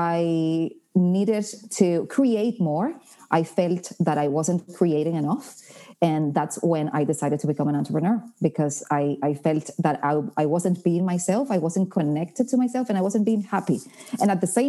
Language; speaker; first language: English; non-native, fluent; Spanish